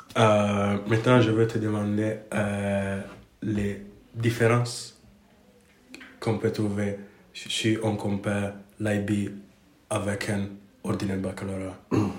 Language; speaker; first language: French; non-native, learner; Italian